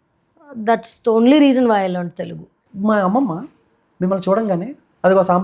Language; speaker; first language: Telugu; native; Telugu